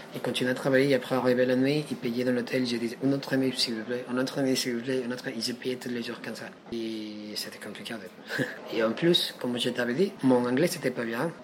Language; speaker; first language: French; non-native, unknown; Spanish